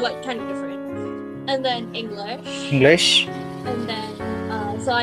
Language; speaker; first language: English; non-native, local second language; Cantonese